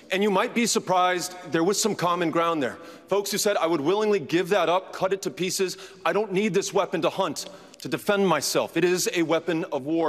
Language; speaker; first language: English; native; English